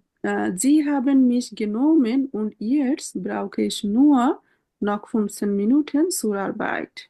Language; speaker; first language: German; non-native, fluent; Bangla